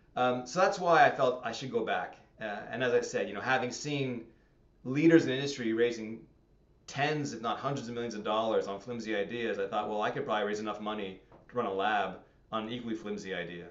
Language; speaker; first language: English; native; English